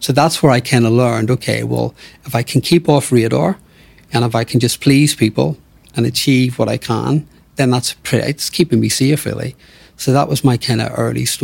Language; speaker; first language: English; native; English